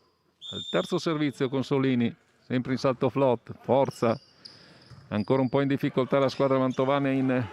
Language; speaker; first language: Italian; native; Italian